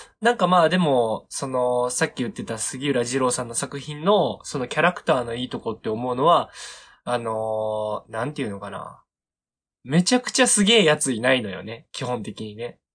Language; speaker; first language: Japanese; native; Japanese